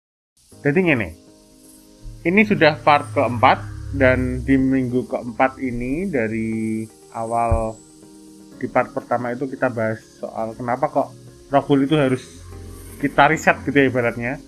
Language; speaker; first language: Indonesian; native; Indonesian